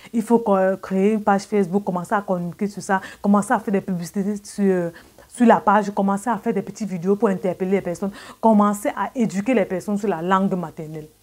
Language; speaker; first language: French; native; French